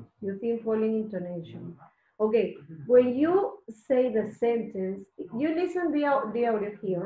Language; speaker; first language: English; non-native, learner; Spanish